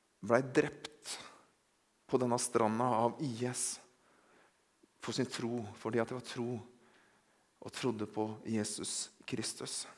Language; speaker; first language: Norwegian; native; Norwegian